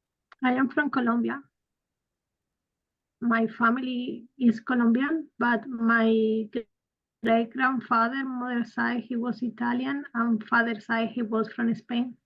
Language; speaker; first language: English; non-native, fluent; Spanish